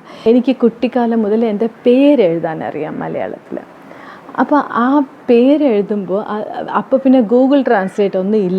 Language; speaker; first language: Malayalam; early bilingual, heritage; Tamil